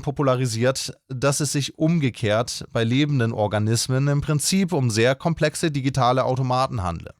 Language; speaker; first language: German; native; German